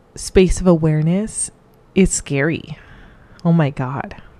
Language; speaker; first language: English; early bilingual, other home language; Spanish